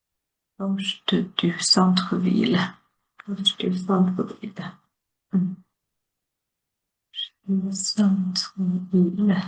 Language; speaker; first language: French; non-native, learner; Chinese